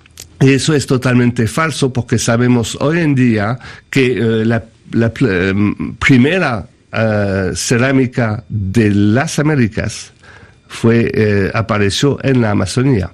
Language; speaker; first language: Spanish; non-native, fluent; French